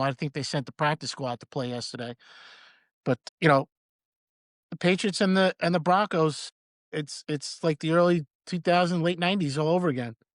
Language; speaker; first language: English; native; English